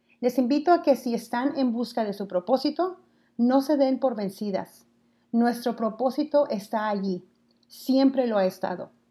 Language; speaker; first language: Spanish; early bilingual, heritage; Spanish